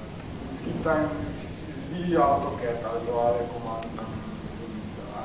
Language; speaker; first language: German; non-native, learner; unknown